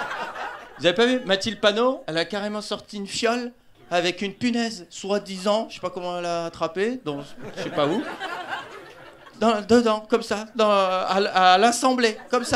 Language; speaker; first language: French; native; French